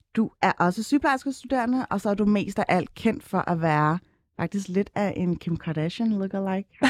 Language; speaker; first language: Danish; early bilingual, other home language; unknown